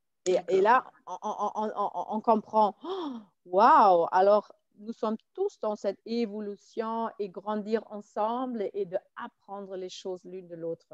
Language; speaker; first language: French; non-native, fluent; German